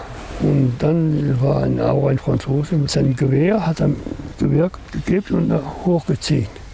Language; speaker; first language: German; non-native, learner; French